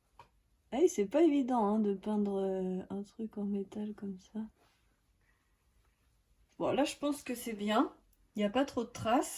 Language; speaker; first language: French; native; French